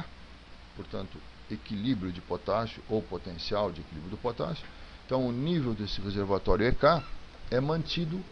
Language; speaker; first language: Portuguese; native; Portuguese